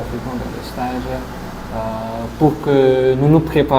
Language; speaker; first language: French; non-native, local second language; Malagasy